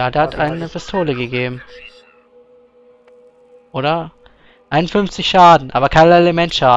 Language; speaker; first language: German; native; German